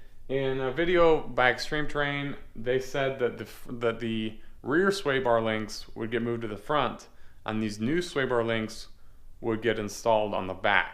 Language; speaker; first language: English; native; English